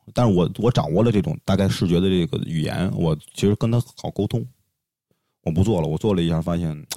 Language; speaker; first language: Chinese; native; Chinese